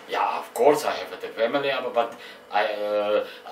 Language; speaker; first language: English; non-native, learner; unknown